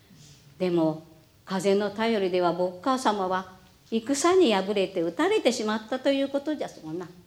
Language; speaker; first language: Japanese; native; Japanese